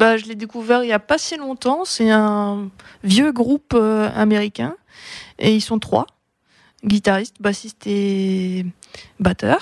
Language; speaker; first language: French; non-native, fluent; Russian